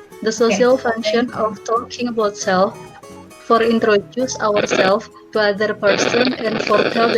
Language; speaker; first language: English; non-native, learner; Indonesian